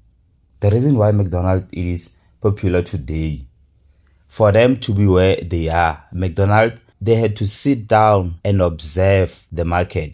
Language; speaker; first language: English; non-native, local second language; Tswana